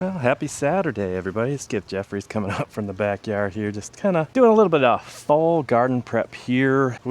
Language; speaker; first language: English; native; English